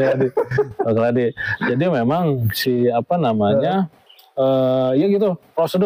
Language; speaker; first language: Indonesian; native; Indonesian